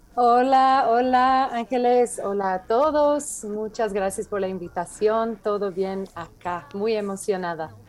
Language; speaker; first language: Spanish; non-native, fluent; English